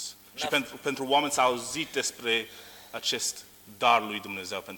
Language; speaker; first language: Romanian; non-native, learner; English